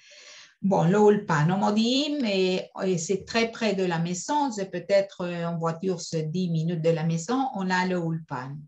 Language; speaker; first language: French; non-native, fluent; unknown